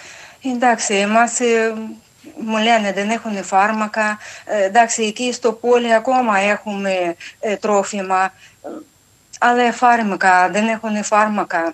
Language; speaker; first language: Greek; non-native, local second language; Ukrainian